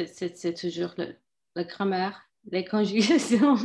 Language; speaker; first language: French; non-native, fluent; Turkish